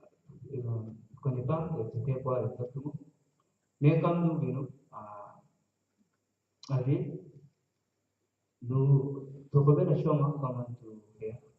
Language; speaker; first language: French; non-native, learner; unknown